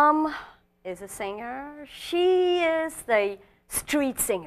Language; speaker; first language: English; non-native, fluent; French